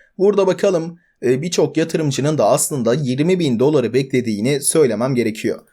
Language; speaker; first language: Turkish; native; Turkish